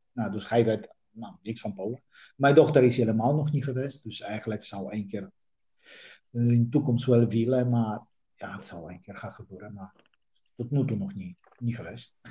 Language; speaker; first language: Dutch; non-native, fluent; Polish